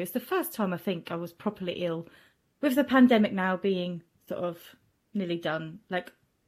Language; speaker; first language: English; non-native, fluent; German